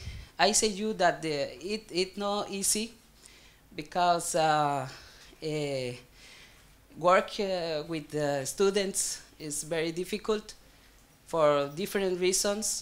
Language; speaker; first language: English; non-native, learner; Spanish